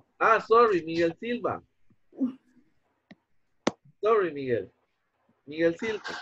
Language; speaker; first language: English; non-native, fluent; Spanish